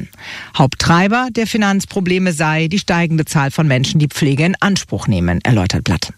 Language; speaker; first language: German; native; German